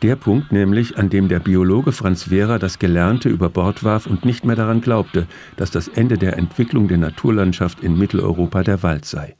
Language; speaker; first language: German; native; German